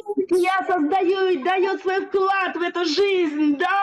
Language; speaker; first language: Russian; native; Russian